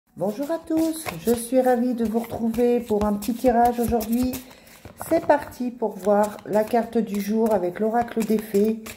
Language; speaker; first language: French; native; French